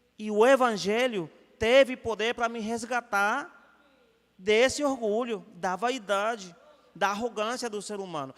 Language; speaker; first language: Portuguese; non-native, fluent; Spanish